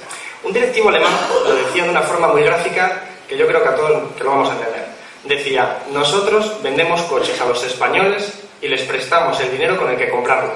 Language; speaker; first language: Spanish; native; Spanish